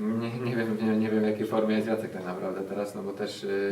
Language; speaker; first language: Polish; native; Polish